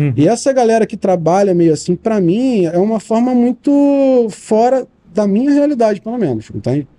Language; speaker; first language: Portuguese; native; Portuguese